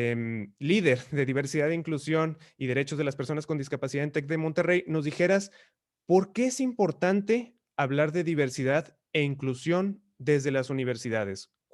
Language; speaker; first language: Spanish; native; Spanish